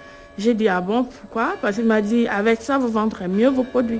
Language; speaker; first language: French; non-native, local second language; Lingala